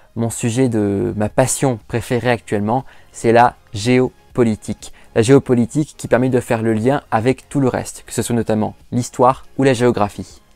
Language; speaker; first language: French; native; French